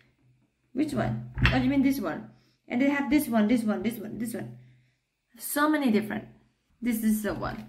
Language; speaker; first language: English; non-native, learner; Thai